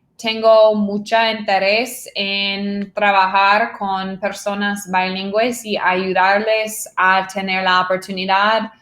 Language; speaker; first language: Spanish; non-native, fluent; English